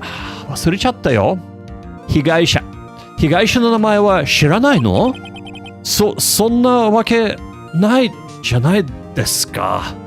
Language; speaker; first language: Japanese; non-native, learner; English